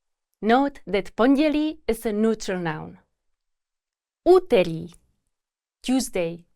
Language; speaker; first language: English; non-native, fluent; Czech